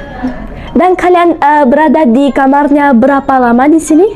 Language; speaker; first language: Indonesian; non-native, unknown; German